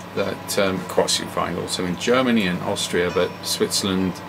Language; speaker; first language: English; native; English